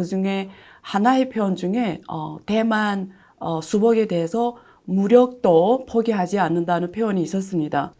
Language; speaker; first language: Korean; native; Korean